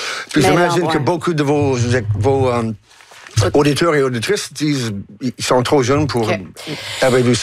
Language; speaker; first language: French; non-native, local second language; English